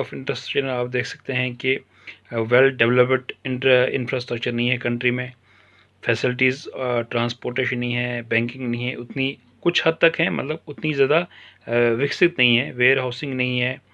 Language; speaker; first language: Hindi; non-native, local second language; Kashmiri